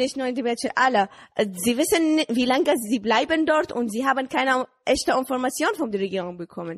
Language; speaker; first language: German; non-native, learner; Arabic